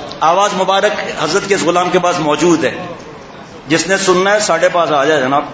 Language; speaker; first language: Urdu; native; Urdu